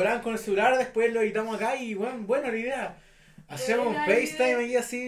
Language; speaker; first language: Spanish; native; Spanish